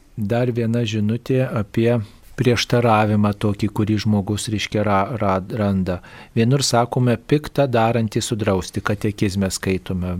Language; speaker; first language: Lithuanian; native; Lithuanian